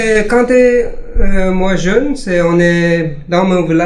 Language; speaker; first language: French; non-native, learner; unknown